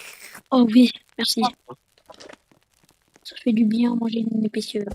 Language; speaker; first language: French; native; French